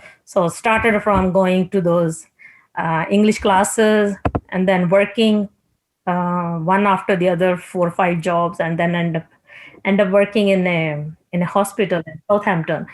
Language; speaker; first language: English; non-native, local second language; Punjabi